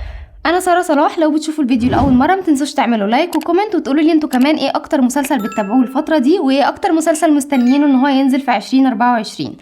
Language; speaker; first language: Arabic; native; Arabic